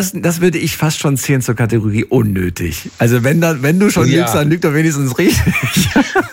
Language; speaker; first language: German; native; German